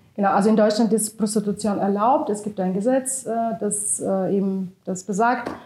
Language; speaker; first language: German; non-native, fluent; Bulgarian